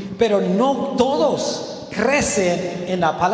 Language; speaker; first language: Spanish; non-native, learner; Romanian